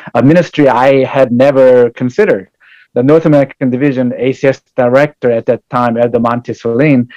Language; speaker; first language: English; non-native, fluent; Korean